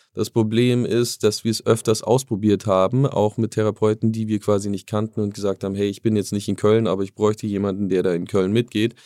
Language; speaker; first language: German; native; German